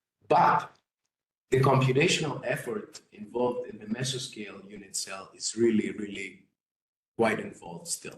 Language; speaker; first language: English; non-native, fluent; Greek